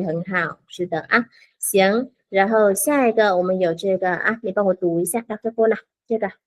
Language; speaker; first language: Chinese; non-native, fluent; Vietnamese